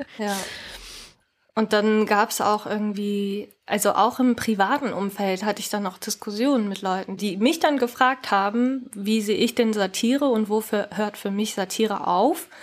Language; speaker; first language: German; early bilingual, other home language; Japanese